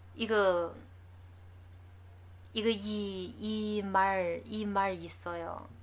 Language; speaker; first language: Korean; non-native, learner; Chinese